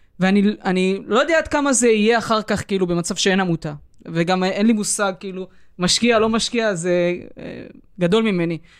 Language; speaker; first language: Hebrew; native; Hebrew